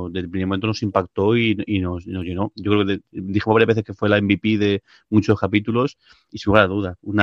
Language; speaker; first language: Spanish; native; Spanish